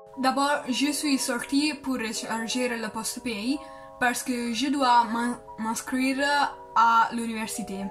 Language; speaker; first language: French; non-native, learner; Italian